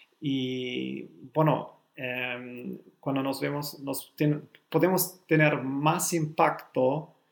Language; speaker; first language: Spanish; non-native, learner; German